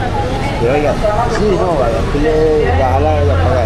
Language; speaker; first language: Spanish; native; Spanish